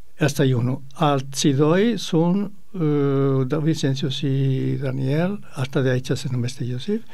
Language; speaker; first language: Romanian; non-native, fluent; Spanish